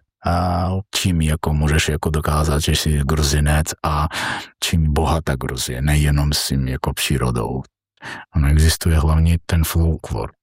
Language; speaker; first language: Czech; non-native, learner; Georgian